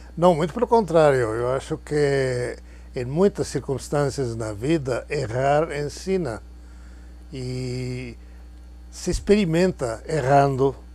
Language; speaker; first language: Portuguese; non-native, fluent; Spanish